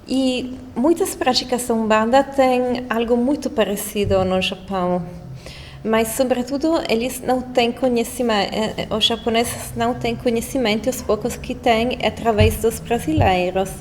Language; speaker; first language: Portuguese; non-native, fluent; Italian